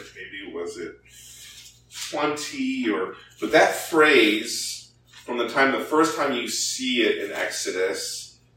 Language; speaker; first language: English; early bilingual, other home language; Korean